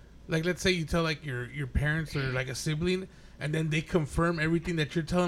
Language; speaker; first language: English; native; English